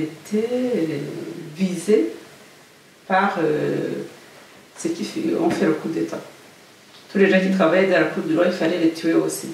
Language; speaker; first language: French; non-native, local second language; Kinyarwanda